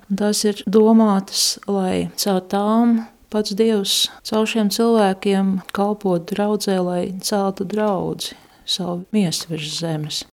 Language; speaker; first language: Latvian; native; Latvian